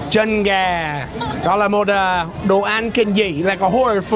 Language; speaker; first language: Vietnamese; non-native, fluent; English